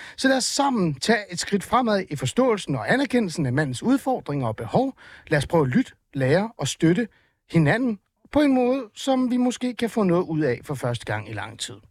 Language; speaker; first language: Danish; early bilingual, other home language; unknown